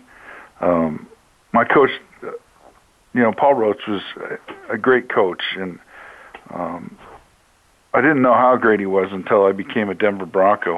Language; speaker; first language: English; native; English